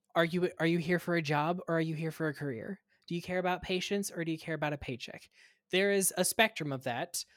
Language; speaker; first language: English; native; English